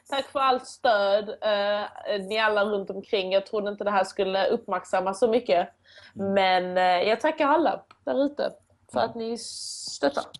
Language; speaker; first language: Swedish; early bilingual, other home language; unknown